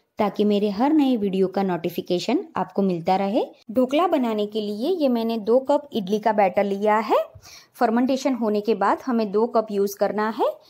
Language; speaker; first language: Hindi; non-native, local second language; Gujarati